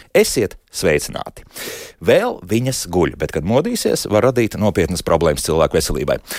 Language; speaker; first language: Latvian; native; Latvian